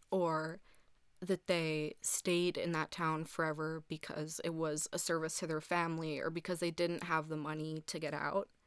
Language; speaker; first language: English; early bilingual, heritage; English